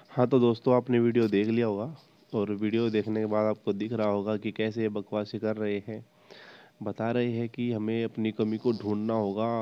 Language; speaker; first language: Hindi; native; Hindi